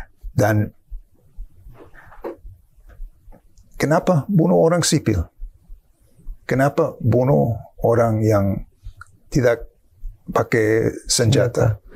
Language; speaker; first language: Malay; non-native, fluent; English